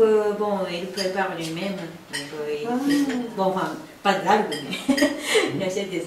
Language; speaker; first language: French; non-native, fluent; Japanese